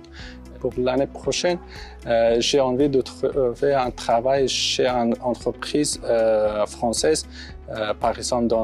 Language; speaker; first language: French; non-native, fluent; Persian